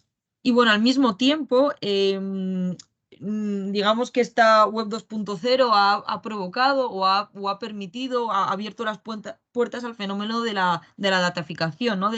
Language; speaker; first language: Spanish; native; Spanish